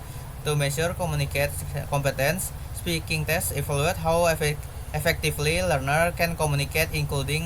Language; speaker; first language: English; non-native, learner; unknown